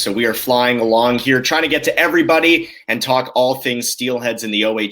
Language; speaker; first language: English; native; English